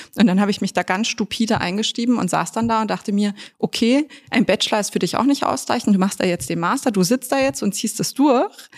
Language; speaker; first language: German; native; German